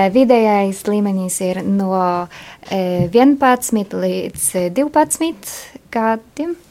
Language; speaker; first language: Latvian; non-native, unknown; Polish